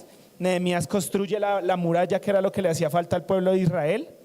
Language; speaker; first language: Spanish; native; Spanish